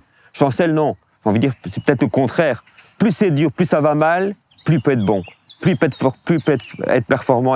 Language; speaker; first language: French; native; French